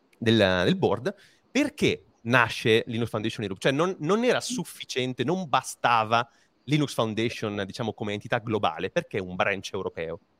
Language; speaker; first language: Italian; native; Italian